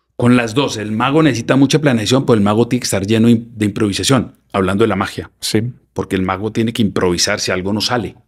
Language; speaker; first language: Spanish; native; Spanish